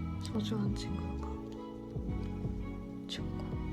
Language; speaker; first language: Korean; non-native, fluent; Japanese